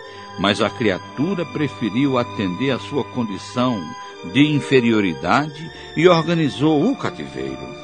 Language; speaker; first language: Portuguese; native; Portuguese